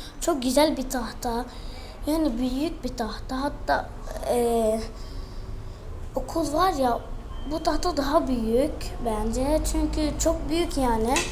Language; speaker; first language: Turkish; early bilingual, heritage; Turkish